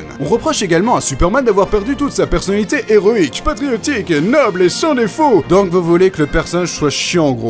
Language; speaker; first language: French; native; French